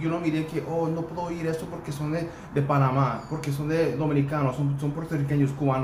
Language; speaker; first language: Spanish; early bilingual, heritage; Spanish